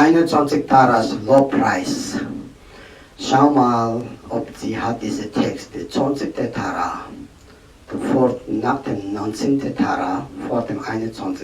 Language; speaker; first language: German; non-native, learner; Tibetan